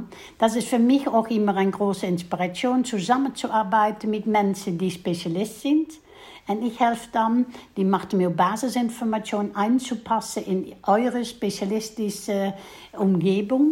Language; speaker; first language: German; non-native, fluent; Dutch